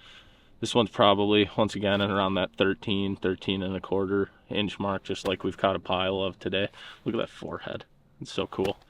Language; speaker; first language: English; native; English